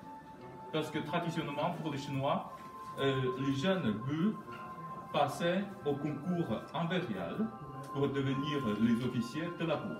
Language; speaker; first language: French; non-native, fluent; Chinese